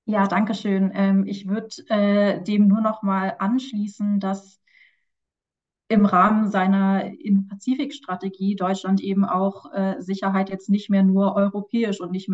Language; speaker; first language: German; native; German